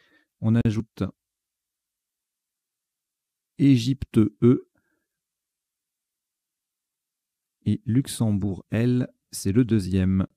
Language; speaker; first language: French; native; French